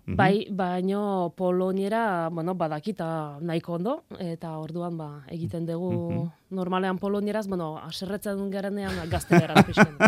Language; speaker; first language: Basque; non-native, fluent; Polish